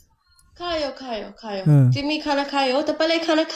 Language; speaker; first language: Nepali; non-native, learner; Urdu